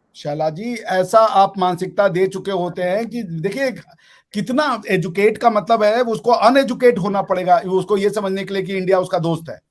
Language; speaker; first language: Hindi; native; Hindi